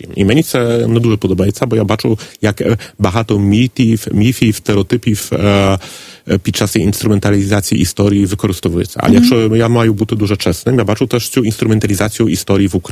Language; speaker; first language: Polish; non-native, learner; Ukrainian